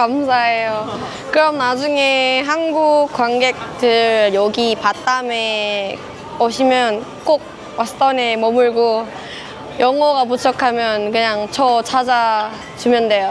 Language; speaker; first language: Korean; non-native, fluent; Indonesian